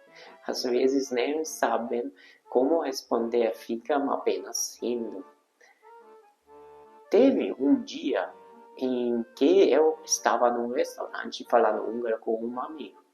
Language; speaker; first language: Portuguese; non-native, fluent; Hungarian